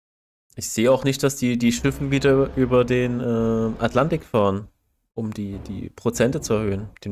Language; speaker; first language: German; native; German